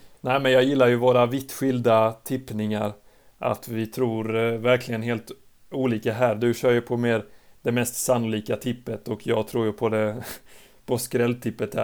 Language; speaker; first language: Swedish; native; Swedish